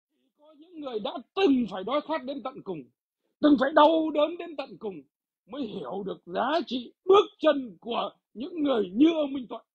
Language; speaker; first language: Vietnamese; native; Vietnamese